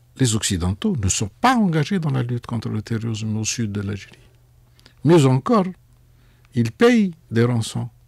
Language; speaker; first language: French; non-native, local second language; Arabic